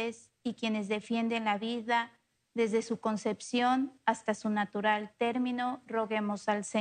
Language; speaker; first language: Spanish; native; Spanish